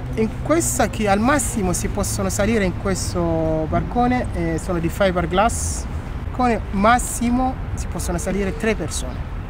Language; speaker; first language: Italian; non-native, fluent; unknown